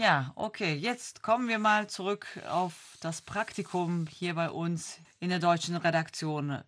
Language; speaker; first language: German; native; German